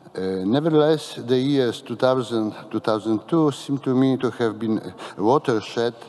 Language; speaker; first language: English; non-native, fluent; Polish